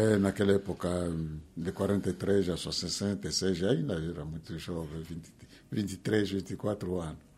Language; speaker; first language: Portuguese; non-native, fluent; Kongo